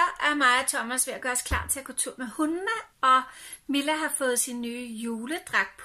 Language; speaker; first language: Danish; native; Danish